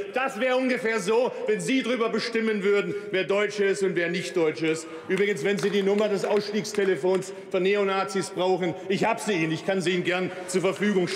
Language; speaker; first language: German; native; German